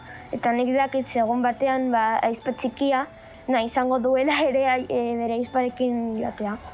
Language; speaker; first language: Basque; non-native, local second language; Spanish